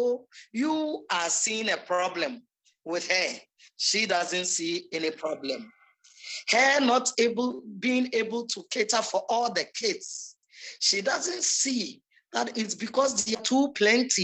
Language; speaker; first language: English; non-native, local second language; Akan